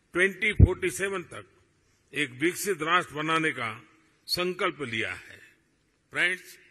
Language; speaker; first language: Hindi; non-native, local second language; Gujarati